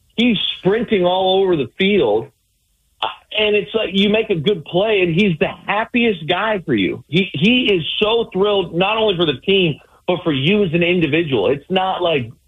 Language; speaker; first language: English; native; English